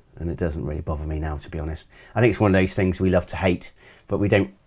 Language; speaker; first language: English; native; English